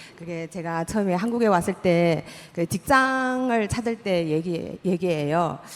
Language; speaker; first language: Korean; native; Korean